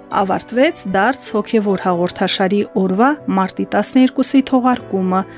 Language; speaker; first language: Armenian; native; Armenian